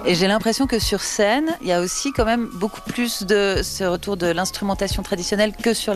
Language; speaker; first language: French; native; French